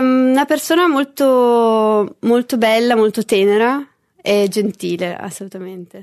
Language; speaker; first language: Italian; native; Italian